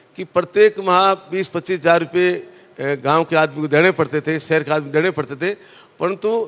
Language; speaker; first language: Hindi; native; Hindi